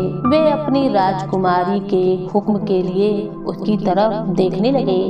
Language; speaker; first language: Hindi; native; Hindi